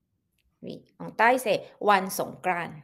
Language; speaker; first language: French; non-native, fluent; Thai